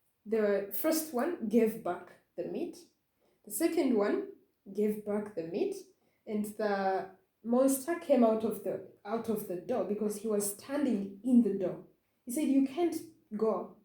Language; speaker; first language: English; non-native, fluent; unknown